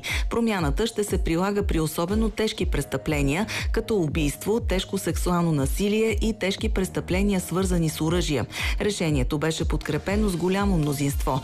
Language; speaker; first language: Bulgarian; native; Bulgarian